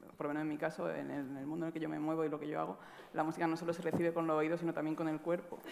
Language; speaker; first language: Spanish; native; Spanish